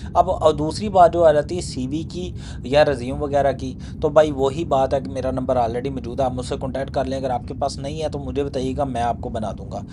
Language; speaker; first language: Urdu; non-native, local second language; Punjabi